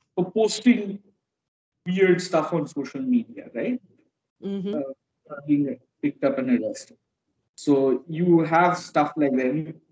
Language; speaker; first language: English; non-native, local second language; Bangla